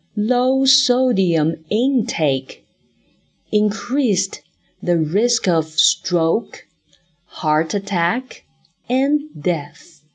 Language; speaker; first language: English; non-native, fluent; Chinese